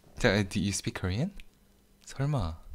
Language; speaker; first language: English; non-native, fluent; Korean